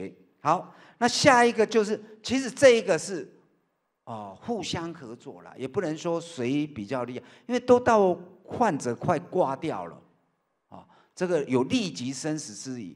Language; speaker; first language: Chinese; native; Chinese